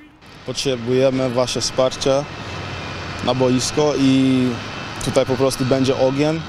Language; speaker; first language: Polish; non-native, fluent; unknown